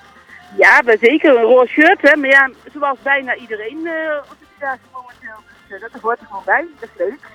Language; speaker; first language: Dutch; native; Dutch